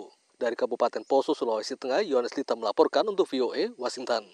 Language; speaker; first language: Indonesian; native; Indonesian